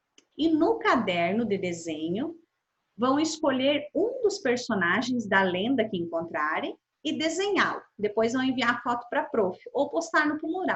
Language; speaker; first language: Portuguese; native; Portuguese